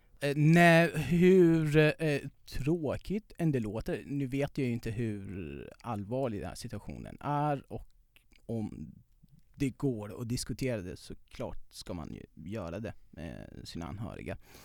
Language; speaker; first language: Swedish; non-native, fluent; Persian